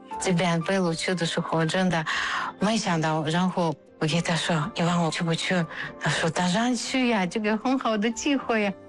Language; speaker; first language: Chinese; non-native, fluent; Russian